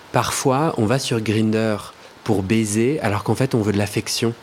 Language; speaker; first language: French; native; French